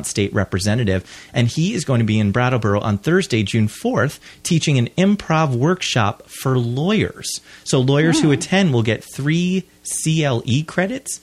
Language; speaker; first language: English; native; English